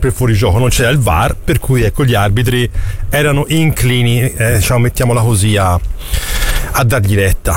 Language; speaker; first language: Italian; native; Italian